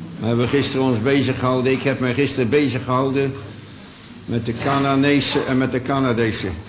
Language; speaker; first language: Dutch; native; Dutch